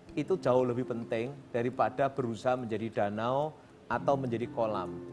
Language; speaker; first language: Indonesian; non-native, local second language; Javanese